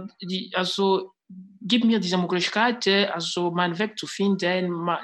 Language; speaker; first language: German; non-native, fluent; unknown